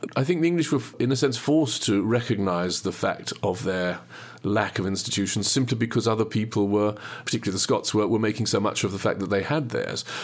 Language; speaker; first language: English; native; English